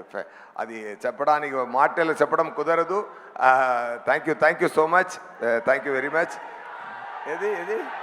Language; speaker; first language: Telugu; non-native, learner; Tamil